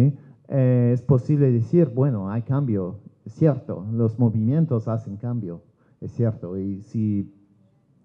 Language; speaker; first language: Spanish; non-native, learner; English